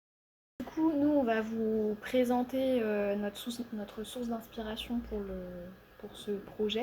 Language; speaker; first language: French; native; French